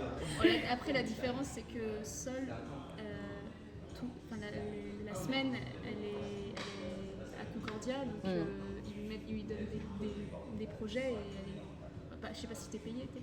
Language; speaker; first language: French; native; French